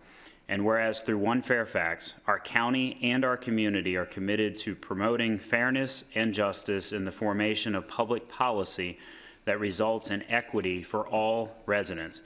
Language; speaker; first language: English; native; English